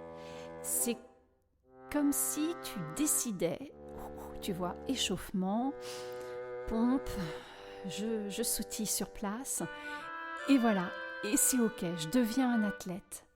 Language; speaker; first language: French; native; French